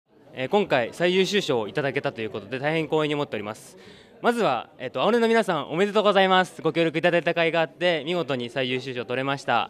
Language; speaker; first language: Japanese; native; Japanese